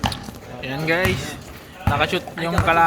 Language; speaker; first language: Filipino; non-native, local second language; Bikol